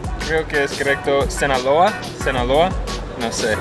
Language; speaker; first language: Spanish; non-native, learner; English